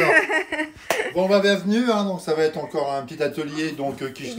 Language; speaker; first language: French; native; French